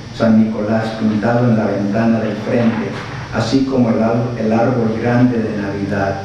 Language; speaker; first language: Spanish; early bilingual, heritage; Spanish